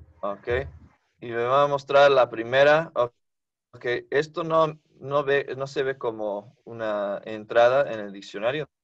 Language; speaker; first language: Spanish; non-native, fluent; English